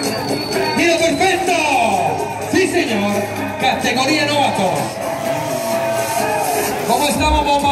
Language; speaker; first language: Spanish; native; Spanish